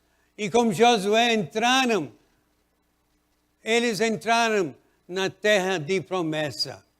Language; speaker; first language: Portuguese; non-native, fluent; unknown